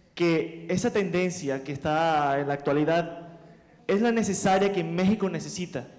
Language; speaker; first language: Spanish; native; Spanish